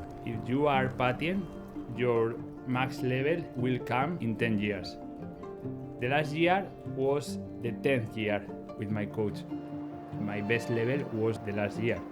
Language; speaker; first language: English; non-native, learner; Spanish